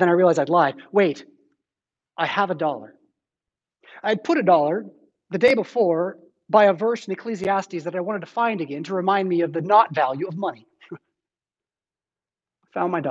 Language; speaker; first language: English; native; English